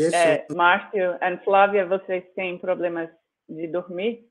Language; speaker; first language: Portuguese; non-native, fluent; English